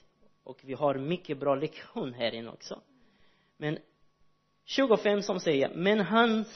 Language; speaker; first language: Swedish; non-native, learner; Portuguese